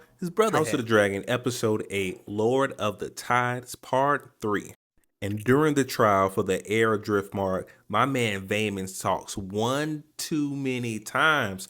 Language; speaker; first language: English; native; English